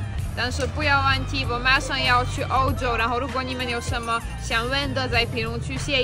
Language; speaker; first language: Chinese; non-native, fluent; Czech